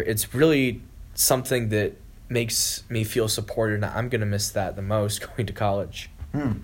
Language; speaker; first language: English; native; English